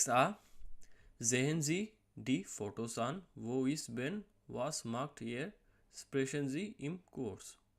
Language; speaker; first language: German; non-native, learner; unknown